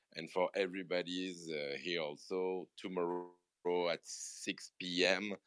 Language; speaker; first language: English; non-native, fluent; French